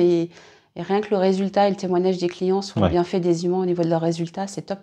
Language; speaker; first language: French; native; French